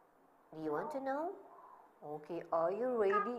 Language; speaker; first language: English; non-native, learner; Indonesian